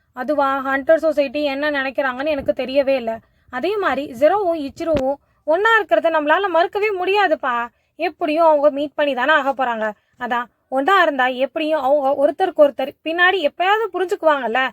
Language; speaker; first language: Tamil; native; Tamil